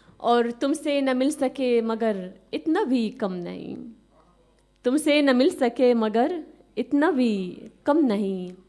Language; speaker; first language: Urdu; non-native, fluent; Arabic